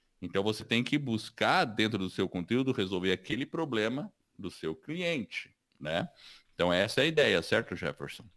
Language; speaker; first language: Portuguese; early bilingual, other home language; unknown